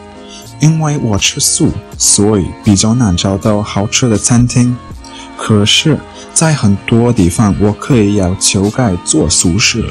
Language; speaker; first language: Chinese; non-native, learner; English